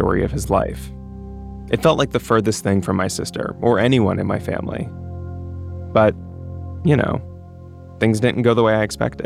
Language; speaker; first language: English; native; English